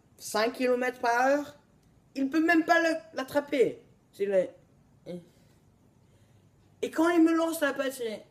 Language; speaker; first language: French; non-native, learner; English